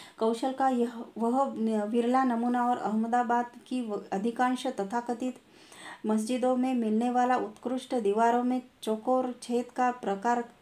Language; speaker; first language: Hindi; non-native, local second language; Marathi